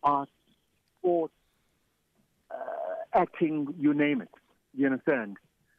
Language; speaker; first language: English; non-native, local second language; Xhosa